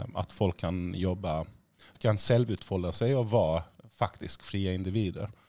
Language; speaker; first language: Norwegian; non-native, fluent; Persian